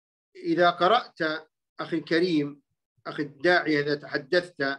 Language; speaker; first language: Arabic; native; Arabic